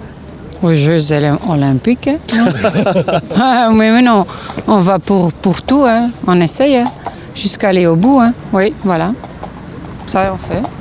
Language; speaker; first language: French; non-native, local second language; Dutch